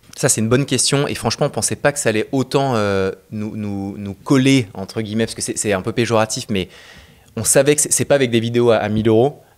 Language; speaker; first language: French; native; French